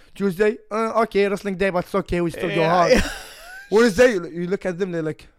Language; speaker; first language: English; non-native, fluent; Arabic